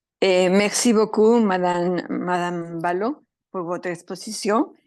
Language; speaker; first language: French; non-native, fluent; Spanish